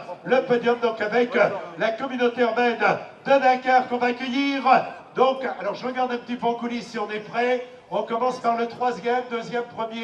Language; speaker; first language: French; native; French